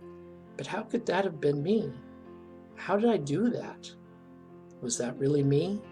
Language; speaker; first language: English; native; English